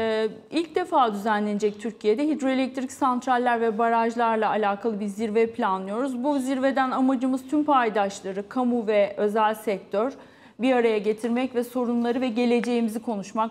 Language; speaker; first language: Turkish; native; Turkish